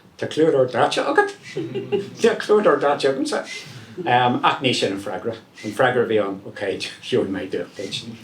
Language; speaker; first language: Irish; non-native, local second language; English